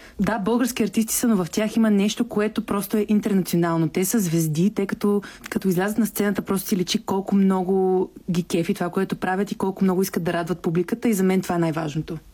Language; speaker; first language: Bulgarian; early bilingual, heritage; Bulgarian